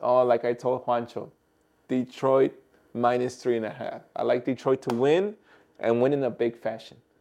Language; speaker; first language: English; early bilingual, other home language; Spanish